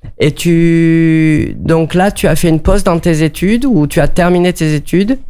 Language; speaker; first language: French; native; French